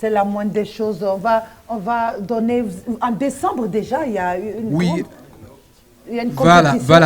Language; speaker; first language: French; non-native, local second language; Susu